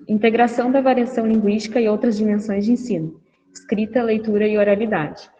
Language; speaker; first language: Portuguese; native; Portuguese